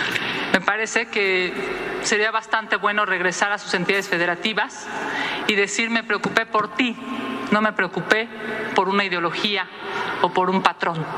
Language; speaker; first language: Spanish; native; Spanish